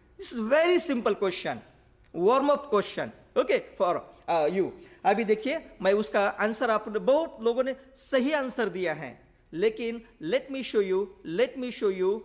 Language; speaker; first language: Hindi; non-native, local second language; Marathi